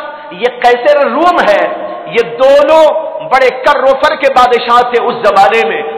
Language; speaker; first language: Urdu; native; Urdu